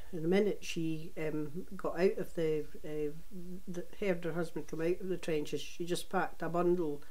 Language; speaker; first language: English; native; English